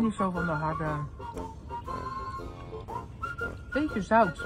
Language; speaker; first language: Dutch; native; Dutch